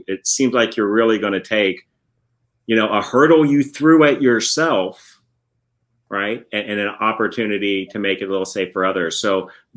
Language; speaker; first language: English; native; English